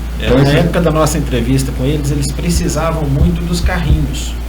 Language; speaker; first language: Portuguese; native; Portuguese